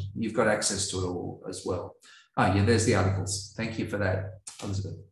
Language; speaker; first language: English; native; English